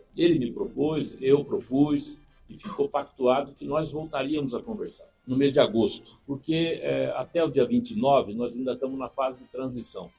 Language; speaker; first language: Portuguese; native; Portuguese